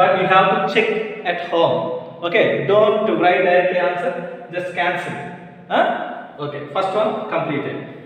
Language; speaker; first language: English; non-native, local second language; Telugu